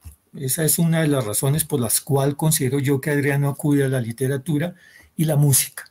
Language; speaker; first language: Spanish; native; Spanish